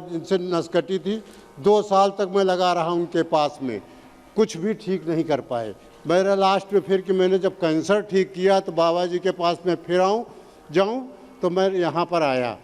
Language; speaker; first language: Hindi; native; Hindi